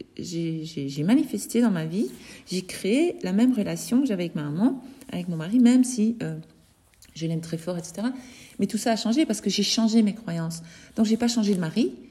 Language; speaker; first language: French; native; French